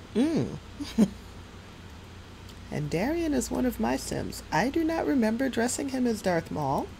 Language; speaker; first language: English; native; English